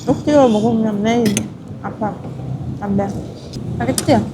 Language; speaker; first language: Korean; non-native, learner; Vietnamese